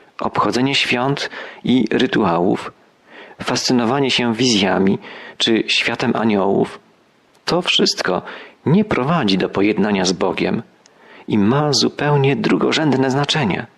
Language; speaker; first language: Polish; native; Polish